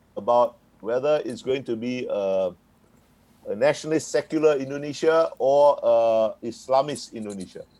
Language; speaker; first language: English; native; English